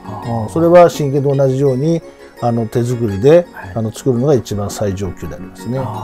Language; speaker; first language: Japanese; native; Japanese